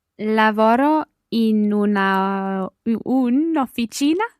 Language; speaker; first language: Italian; non-native, learner; English